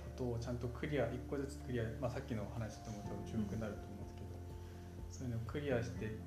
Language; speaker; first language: Japanese; non-native, fluent; Korean